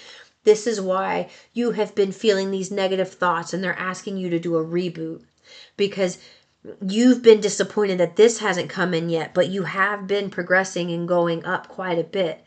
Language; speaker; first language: English; native; English